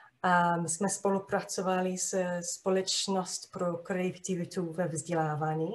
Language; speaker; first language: Czech; non-native, fluent; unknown